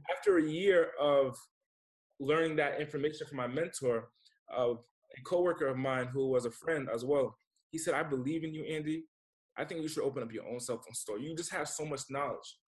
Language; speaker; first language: English; native; English